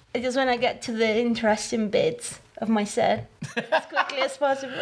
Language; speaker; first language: English; non-native, fluent; Spanish